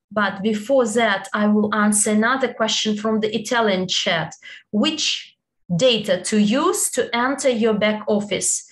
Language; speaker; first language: English; non-native, fluent; Italian